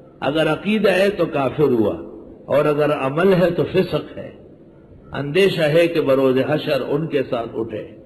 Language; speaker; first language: Urdu; non-native, local second language; Pashto